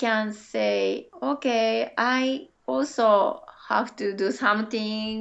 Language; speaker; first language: English; non-native, learner; Japanese